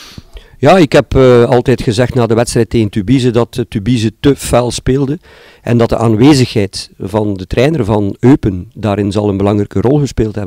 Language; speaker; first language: Dutch; native; Dutch